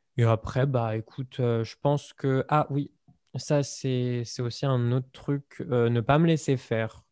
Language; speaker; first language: French; native; French